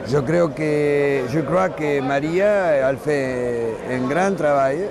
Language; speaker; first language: French; non-native, learner; Spanish